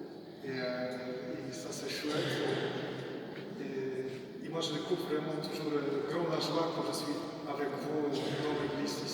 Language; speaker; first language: French; non-native, learner; Polish